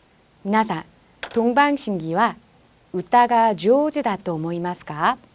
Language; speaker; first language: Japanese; non-native, fluent; Korean